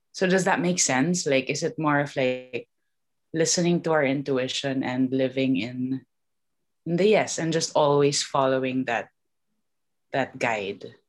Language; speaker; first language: English; non-native, local second language; Filipino